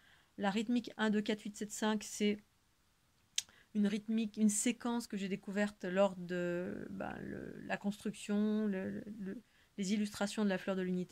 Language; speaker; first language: French; native; French